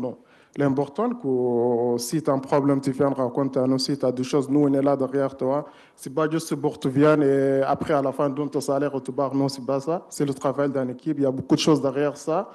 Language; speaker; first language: French; non-native, learner; Arabic